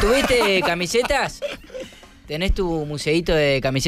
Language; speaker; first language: Spanish; native; Spanish